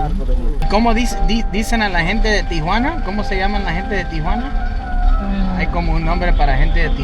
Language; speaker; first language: Spanish; early bilingual, heritage; English